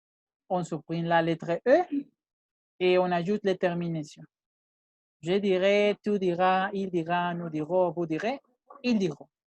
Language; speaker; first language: French; non-native, fluent; Spanish